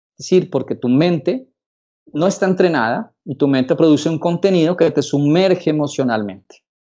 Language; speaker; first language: Spanish; native; Spanish